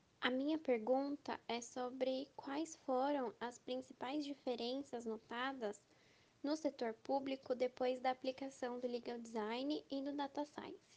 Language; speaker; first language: Portuguese; native; Portuguese